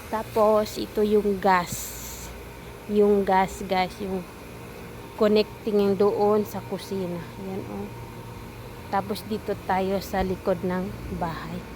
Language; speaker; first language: Filipino; non-native, local second language; Cebuano